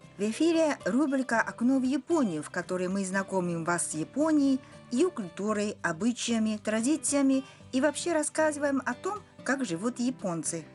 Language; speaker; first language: Russian; non-native, fluent; Japanese